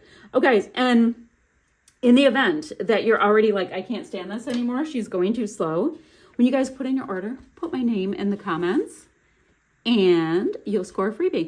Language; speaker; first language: English; native; English